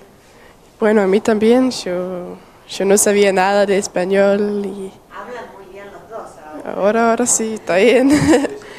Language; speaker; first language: Spanish; non-native, learner; Danish